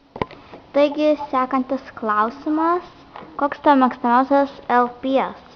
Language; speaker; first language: Lithuanian; native; Lithuanian